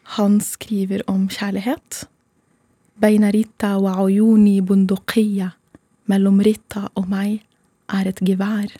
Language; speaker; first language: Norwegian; non-native, fluent; Arabic